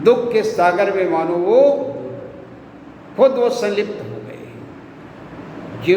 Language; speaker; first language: Hindi; native; Hindi